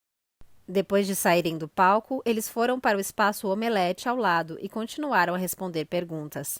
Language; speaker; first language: Portuguese; native; Portuguese